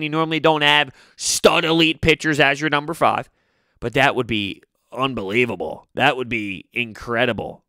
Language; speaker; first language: English; native; English